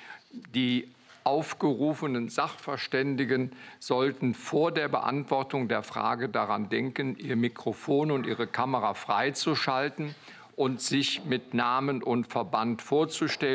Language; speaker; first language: German; native; German